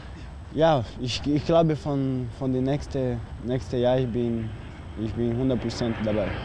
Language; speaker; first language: German; non-native, learner; Portuguese